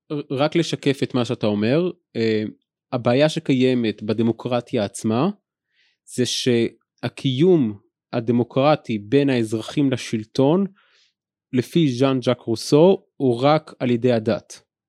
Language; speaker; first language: Hebrew; native; Hebrew